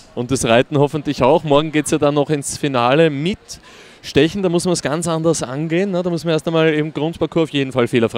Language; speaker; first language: German; native; German